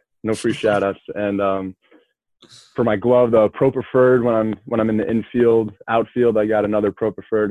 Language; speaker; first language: English; native; English